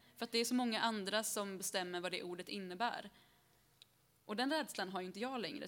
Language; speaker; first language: Swedish; early bilingual, other home language; Spanish